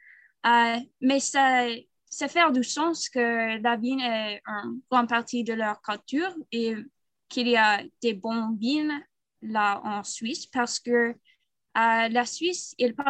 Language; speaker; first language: French; non-native, learner; English